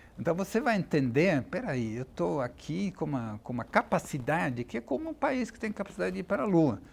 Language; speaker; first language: Portuguese; non-native, fluent; Dutch